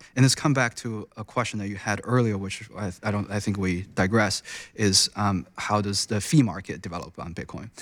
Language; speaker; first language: English; non-native, fluent; Chinese